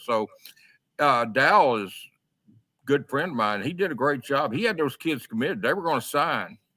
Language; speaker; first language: English; native; English